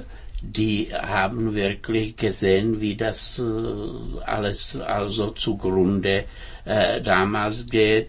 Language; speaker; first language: German; non-native, fluent; Czech